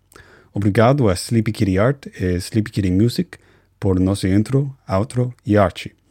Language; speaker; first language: Portuguese; non-native, learner; English